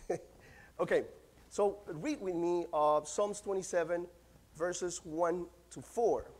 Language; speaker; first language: English; non-native, fluent; Spanish